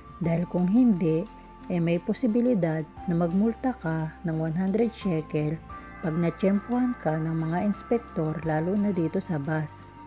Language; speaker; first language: Filipino; native; Filipino